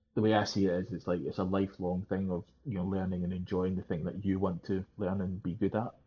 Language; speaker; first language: English; native; English